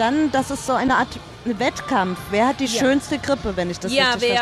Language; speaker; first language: German; native; German